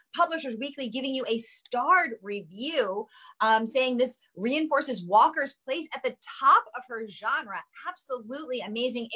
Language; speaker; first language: English; native; English